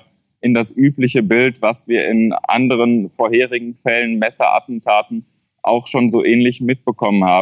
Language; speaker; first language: German; native; German